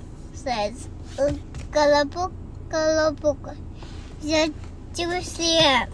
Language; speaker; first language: Russian; early bilingual, heritage; Chinese